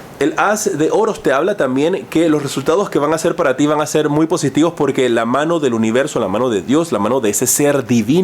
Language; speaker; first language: Spanish; native; Spanish